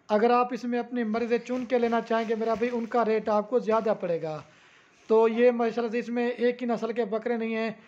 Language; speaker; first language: Urdu; non-native, local second language; Saraiki